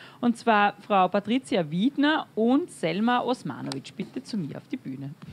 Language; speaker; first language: German; native; German